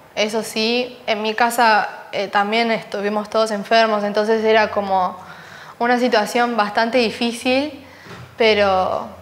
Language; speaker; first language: Spanish; native; Spanish